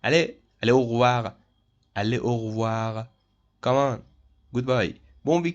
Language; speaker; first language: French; non-native, fluent; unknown